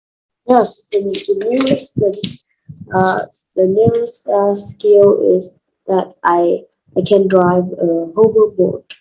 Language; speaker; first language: English; non-native, learner; Vietnamese